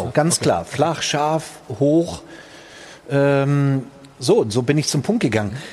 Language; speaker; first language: German; native; German